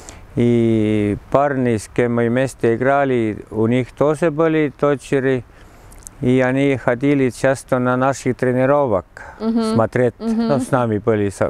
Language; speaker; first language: Russian; non-native, learner; Estonian